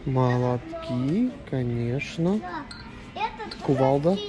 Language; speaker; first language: Russian; native; Russian